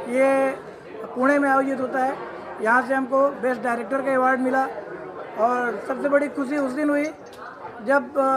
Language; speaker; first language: Hindi; native; Hindi